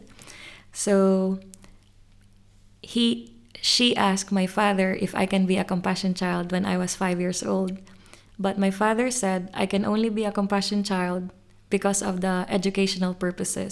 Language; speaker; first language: English; non-native, local second language; Cebuano